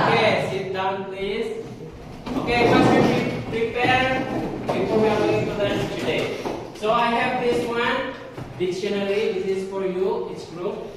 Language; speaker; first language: English; non-native, learner; Indonesian